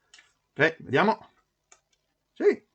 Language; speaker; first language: Italian; native; Italian